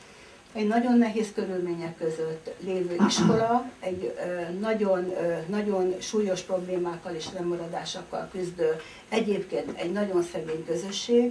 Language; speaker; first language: Hungarian; native; Hungarian